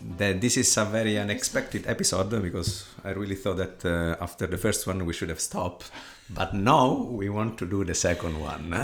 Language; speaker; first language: English; non-native, fluent; Italian